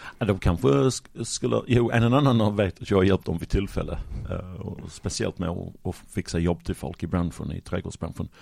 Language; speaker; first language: Swedish; non-native, fluent; English